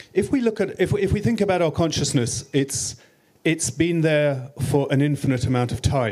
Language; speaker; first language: English; native; English